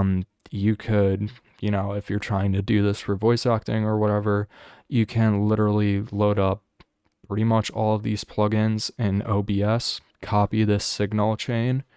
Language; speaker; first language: English; native; English